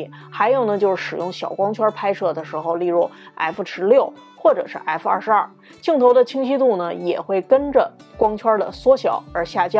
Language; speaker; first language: Chinese; native; Chinese